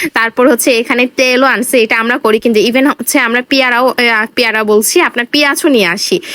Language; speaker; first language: Bangla; non-native, local second language; Marma